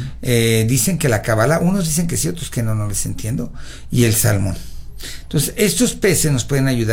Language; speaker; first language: Spanish; native; Spanish